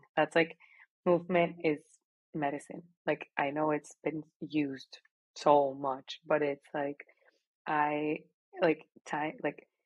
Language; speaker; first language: English; non-native, fluent; Spanish